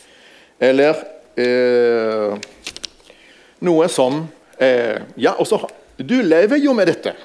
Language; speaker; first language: Norwegian; non-native, fluent; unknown